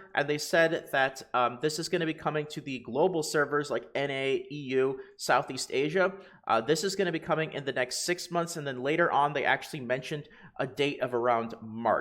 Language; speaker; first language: English; native; English